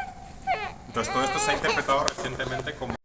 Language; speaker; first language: Spanish; native; Spanish